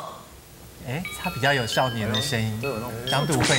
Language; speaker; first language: Chinese; native; Chinese